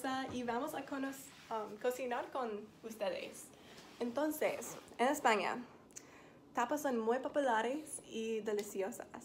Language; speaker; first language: Spanish; non-native, learner; English